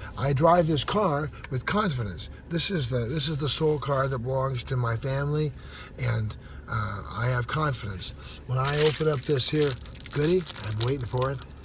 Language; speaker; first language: English; native; English